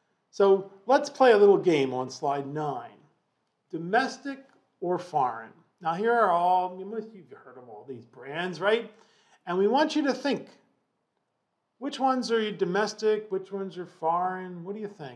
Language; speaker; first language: English; native; English